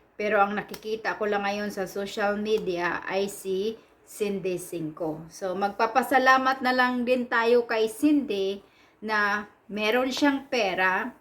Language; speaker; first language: Filipino; non-native, local second language; Cebuano